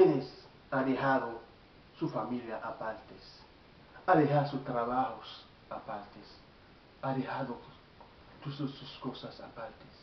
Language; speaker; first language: Spanish; non-native, learner; Haitian Creole